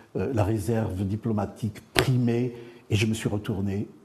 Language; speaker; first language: French; non-native, local second language; Arabic